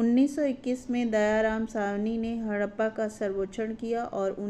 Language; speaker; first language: Hindi; native; Hindi